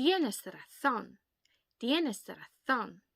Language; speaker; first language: Spanish; non-native, fluent; Ukrainian